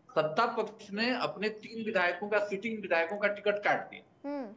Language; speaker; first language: Hindi; native; Hindi